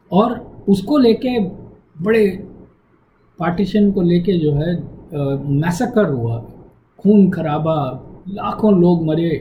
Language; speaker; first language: Hindi; non-native, local second language; Tamil